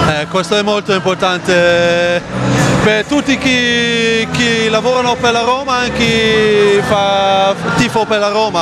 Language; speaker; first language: Italian; non-native, fluent; Dutch